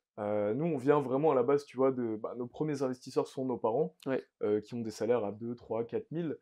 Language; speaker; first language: French; native; French